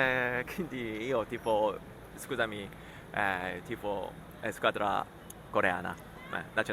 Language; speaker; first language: Italian; non-native, learner; Korean